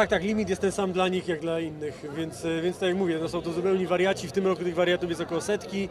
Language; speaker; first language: Polish; native; Polish